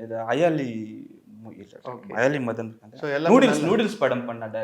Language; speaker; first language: Tamil; non-native, learner; Telugu